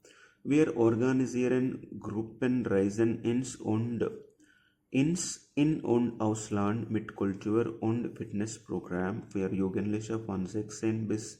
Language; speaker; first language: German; non-native, fluent; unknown